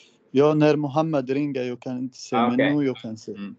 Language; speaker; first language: Swedish; non-native, learner; Arabic